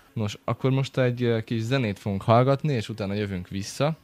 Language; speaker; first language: Hungarian; native; Hungarian